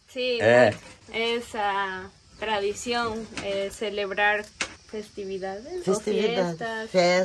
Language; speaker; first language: Portuguese; non-native, learner; Spanish